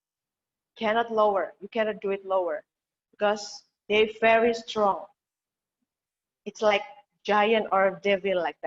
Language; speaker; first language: English; non-native, learner; Indonesian